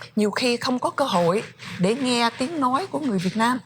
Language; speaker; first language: Vietnamese; early bilingual, other home language; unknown